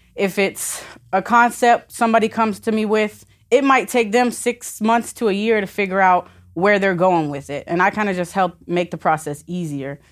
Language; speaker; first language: English; native; English